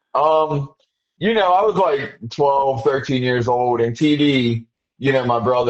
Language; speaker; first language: English; native; English